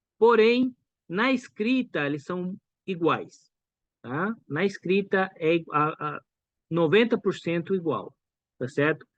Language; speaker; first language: Portuguese; native; Portuguese